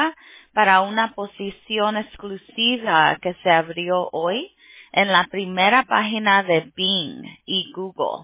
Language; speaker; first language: Spanish; early bilingual, heritage; Spanish